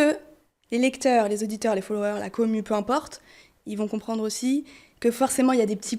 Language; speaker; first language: French; early bilingual, other home language; Portuguese